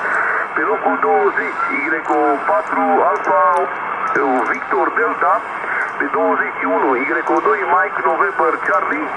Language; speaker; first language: Romanian; native; Romanian